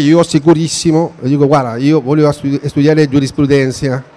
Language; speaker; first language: Italian; non-native, fluent; Spanish